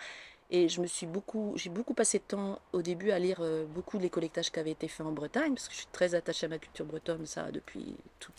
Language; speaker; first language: French; native; French